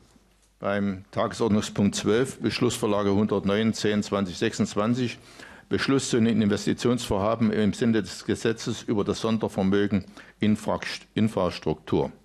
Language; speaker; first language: German; native; German